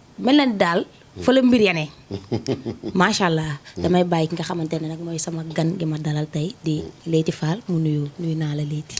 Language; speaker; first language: Wolof; native; Wolof